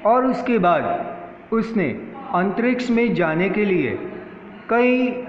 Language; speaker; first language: Hindi; non-native, local second language; Gujarati